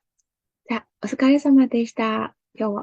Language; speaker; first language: Japanese; non-native, fluent; Burmese